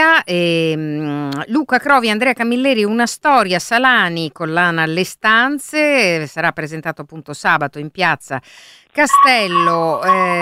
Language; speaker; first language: Italian; native; Italian